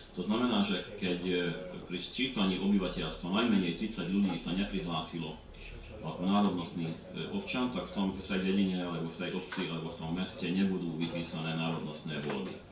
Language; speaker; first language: Slovak; early bilingual, heritage; Slovak